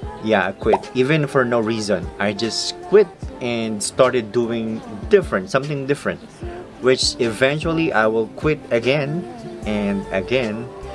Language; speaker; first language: English; non-native, local second language; Filipino